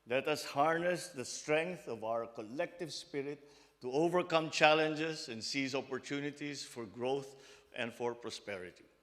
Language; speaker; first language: English; non-native, local second language; Filipino